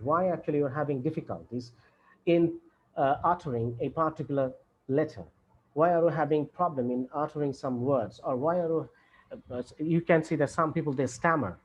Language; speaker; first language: English; non-native, local second language; Bangla